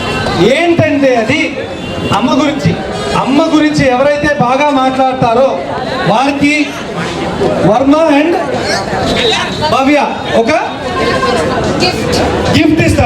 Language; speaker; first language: Telugu; native; Telugu